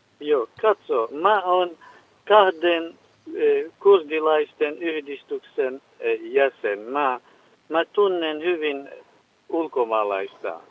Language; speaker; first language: Finnish; non-native, learner; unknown